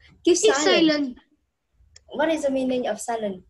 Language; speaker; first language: English; non-native, fluent; Vietnamese